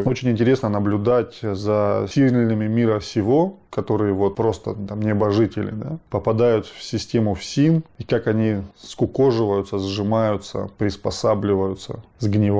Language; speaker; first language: Russian; native; Russian